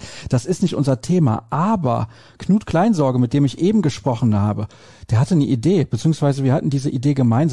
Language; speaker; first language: German; native; German